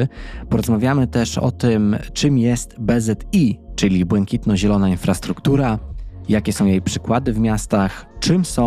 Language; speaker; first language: Polish; native; Polish